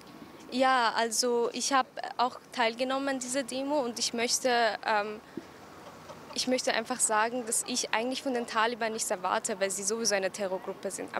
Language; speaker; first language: German; early bilingual, other home language; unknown